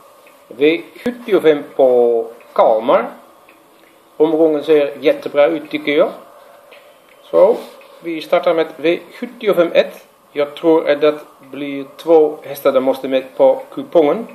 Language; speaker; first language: Swedish; non-native, fluent; Dutch